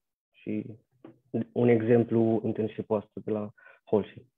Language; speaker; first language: Romanian; non-native, fluent; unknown